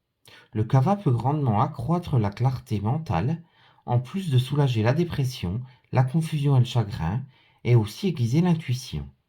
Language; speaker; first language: French; native; French